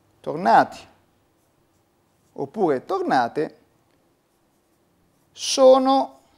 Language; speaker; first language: Italian; native; Italian